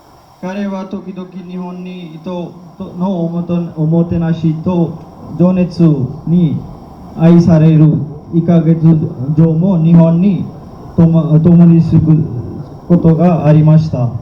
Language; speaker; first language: Japanese; non-native, fluent; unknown